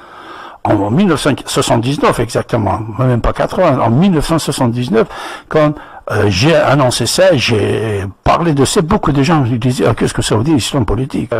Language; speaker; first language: French; non-native, fluent; Persian